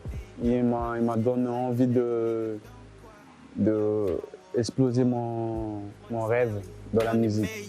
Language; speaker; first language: French; non-native, learner; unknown